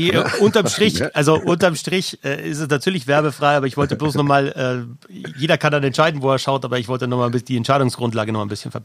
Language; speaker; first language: German; native; German